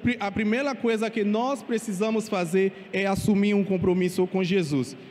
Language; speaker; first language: Portuguese; non-native, fluent; Haitian Creole